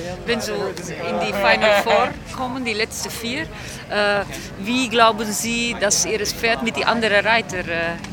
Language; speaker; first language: German; non-native, fluent; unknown